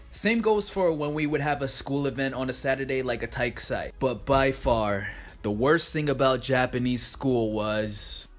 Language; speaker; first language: English; early bilingual, other home language; Japanese